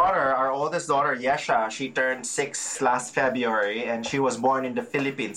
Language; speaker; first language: English; non-native, local second language; Filipino